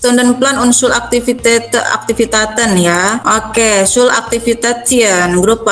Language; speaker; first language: German; non-native, fluent; Indonesian